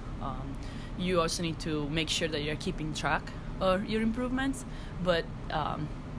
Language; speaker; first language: English; non-native, fluent; Italian